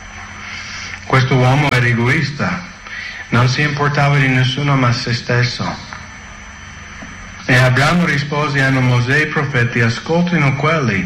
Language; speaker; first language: Italian; non-native, fluent; English